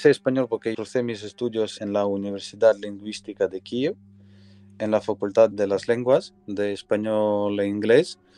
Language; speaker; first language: Spanish; non-native, fluent; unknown